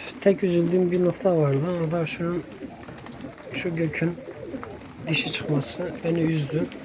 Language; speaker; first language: Turkish; native; Turkish